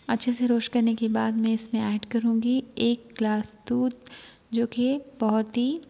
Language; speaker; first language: Hindi; non-native, local second language; Urdu